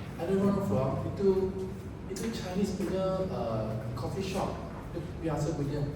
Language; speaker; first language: Malay; non-native, local second language; Chinese